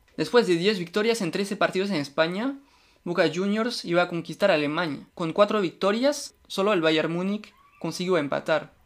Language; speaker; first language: Spanish; non-native, fluent; French